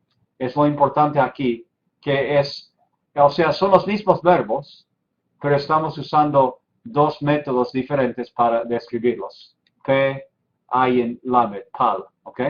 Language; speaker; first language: Spanish; non-native, fluent; English